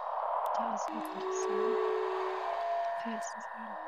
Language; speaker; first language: German; native; German